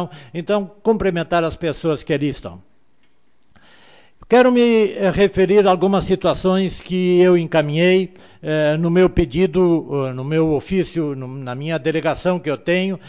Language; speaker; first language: Portuguese; native; Portuguese